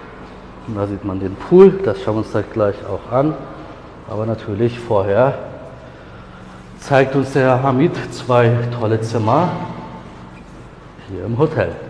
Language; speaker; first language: German; native; German